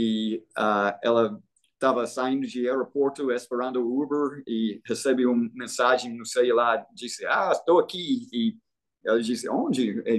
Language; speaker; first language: Portuguese; non-native, fluent; English